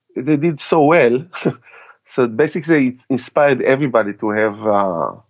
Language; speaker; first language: English; non-native, fluent; Hebrew